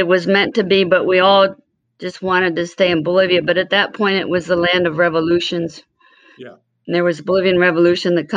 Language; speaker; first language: English; early bilingual, other home language; Spanish